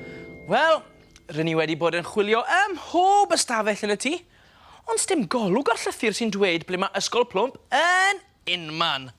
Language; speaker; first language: Welsh; native; Welsh